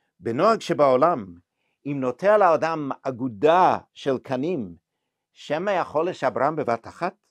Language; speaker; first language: Hebrew; non-native, fluent; English